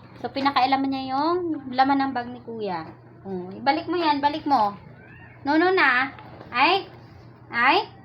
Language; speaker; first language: Filipino; non-native, local second language; Cebuano